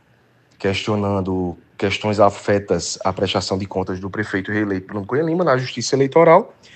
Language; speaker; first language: Portuguese; native; Portuguese